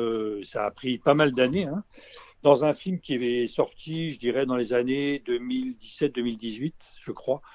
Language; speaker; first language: French; native; French